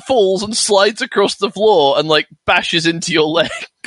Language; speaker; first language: English; native; English